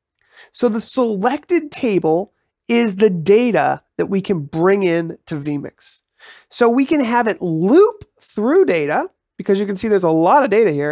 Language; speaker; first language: English; native; English